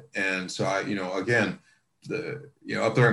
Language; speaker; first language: English; native; English